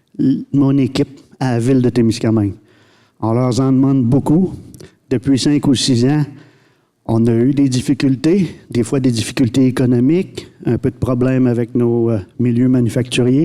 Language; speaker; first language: French; native; French